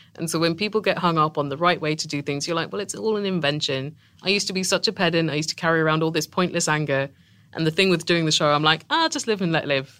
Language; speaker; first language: English; native; English